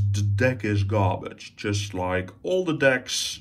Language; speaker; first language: English; non-native, fluent; Dutch